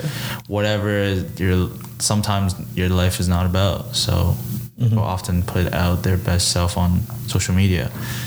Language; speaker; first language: English; early bilingual, other home language; Chinese